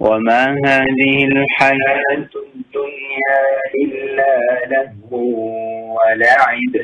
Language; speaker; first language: Arabic; native; Arabic